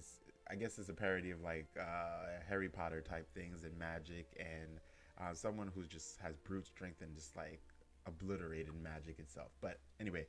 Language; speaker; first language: English; native; English